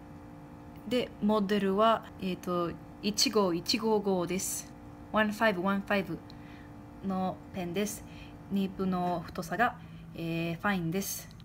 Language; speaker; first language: Japanese; non-native, fluent; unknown